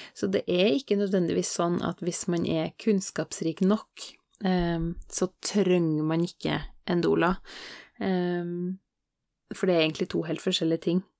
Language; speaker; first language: Norwegian; native; Norwegian